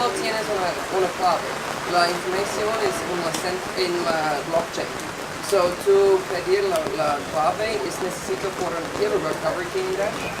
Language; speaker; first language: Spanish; non-native, learner; English